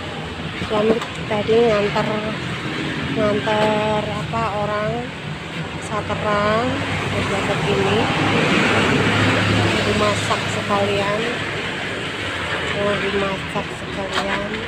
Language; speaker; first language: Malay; non-native, local second language; Javanese